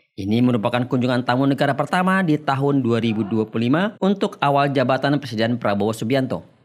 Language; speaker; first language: Indonesian; native; Indonesian